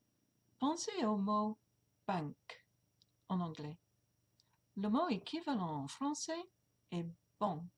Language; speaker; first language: French; non-native, fluent; English